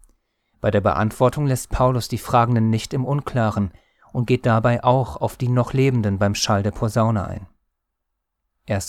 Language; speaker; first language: German; native; German